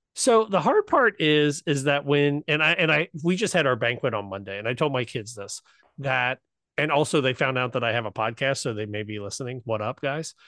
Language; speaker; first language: English; native; English